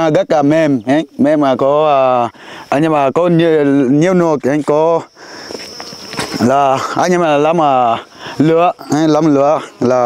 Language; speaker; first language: Vietnamese; non-native, learner; Portuguese